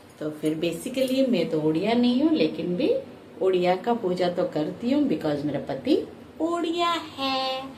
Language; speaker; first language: Hindi; non-native, local second language; Telugu